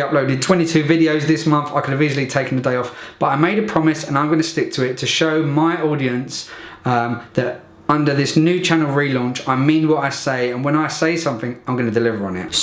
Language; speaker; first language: English; native; English